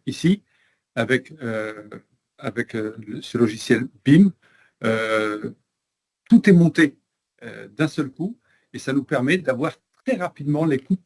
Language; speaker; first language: French; native; French